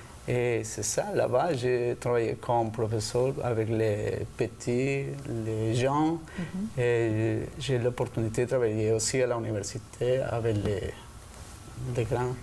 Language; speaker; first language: French; non-native, fluent; Spanish